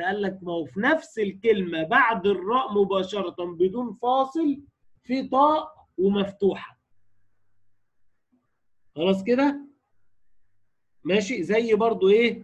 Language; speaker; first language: Arabic; native; Arabic